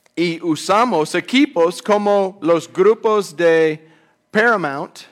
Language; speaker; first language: Spanish; non-native, fluent; English